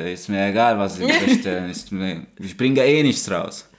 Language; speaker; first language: German; non-native, fluent; Hungarian